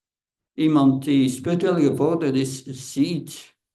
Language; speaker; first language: Dutch; non-native, fluent; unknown